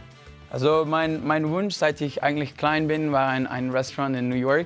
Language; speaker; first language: German; non-native, fluent; French